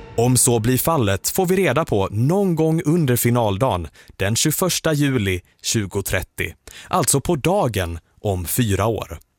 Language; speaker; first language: Swedish; native; Swedish